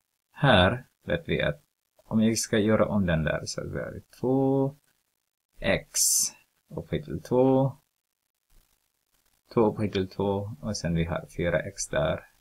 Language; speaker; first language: Swedish; non-native, fluent; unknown